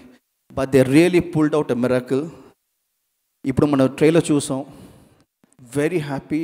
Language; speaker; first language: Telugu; non-native, learner; Tamil